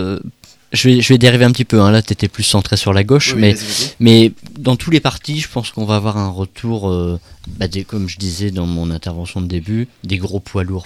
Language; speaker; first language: French; native; French